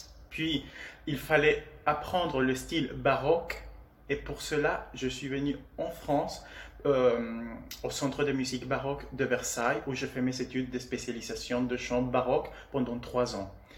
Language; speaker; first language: French; non-native, fluent; Spanish